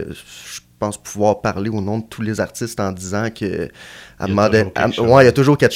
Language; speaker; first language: French; native; French